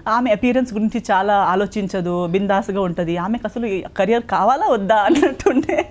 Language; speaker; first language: Telugu; non-native, local second language; Konkani